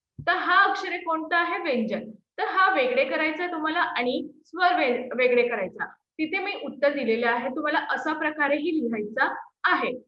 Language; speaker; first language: Marathi; non-native, local second language; Hindi